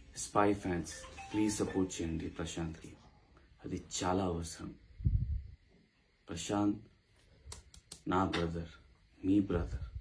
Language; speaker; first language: Telugu; non-native, learner; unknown